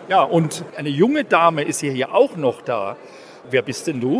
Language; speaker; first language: German; native; German